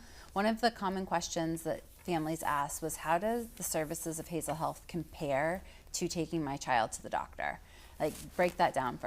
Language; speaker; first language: English; native; English